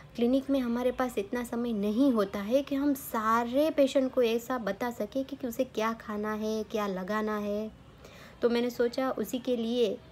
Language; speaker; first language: Hindi; non-native, local second language; Gujarati